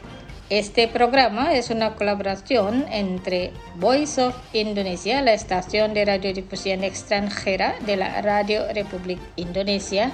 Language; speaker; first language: Spanish; non-native, fluent; Indonesian